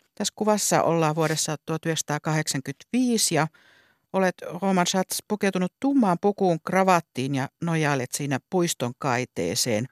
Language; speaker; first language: Finnish; native; Finnish